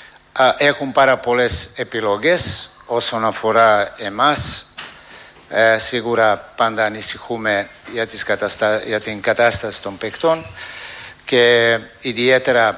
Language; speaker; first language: Greek; non-native, fluent; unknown